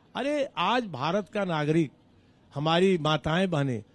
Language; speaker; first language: Hindi; native; Hindi